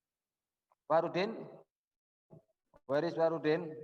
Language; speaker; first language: English; non-native, learner; Indonesian